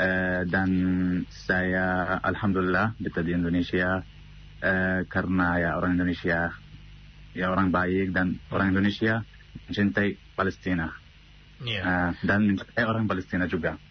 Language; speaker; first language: Indonesian; non-native, fluent; Arabic